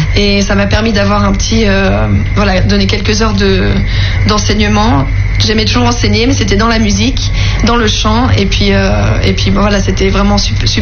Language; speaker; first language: French; native; French